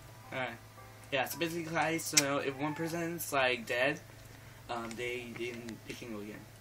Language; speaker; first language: English; native; English